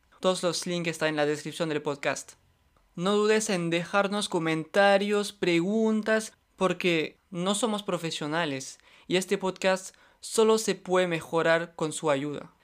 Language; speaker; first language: Spanish; non-native, fluent; French